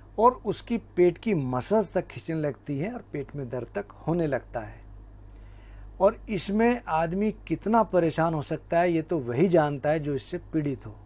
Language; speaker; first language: Hindi; native; Hindi